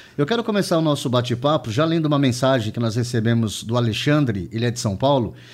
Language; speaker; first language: Portuguese; native; Portuguese